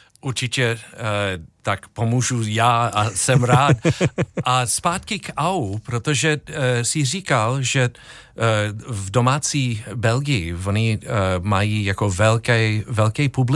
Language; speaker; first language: Czech; non-native, learner; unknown